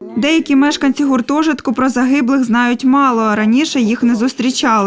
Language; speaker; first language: Ukrainian; native; Ukrainian